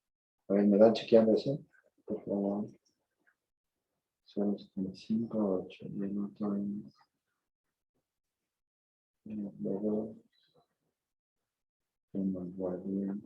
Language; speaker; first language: Spanish; native; Spanish